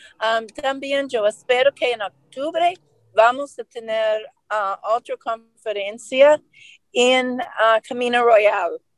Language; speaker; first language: Spanish; non-native, learner; English